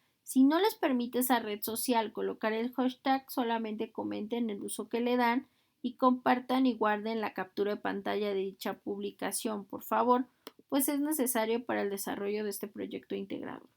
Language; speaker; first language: Spanish; native; Spanish